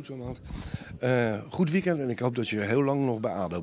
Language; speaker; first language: Dutch; native; Dutch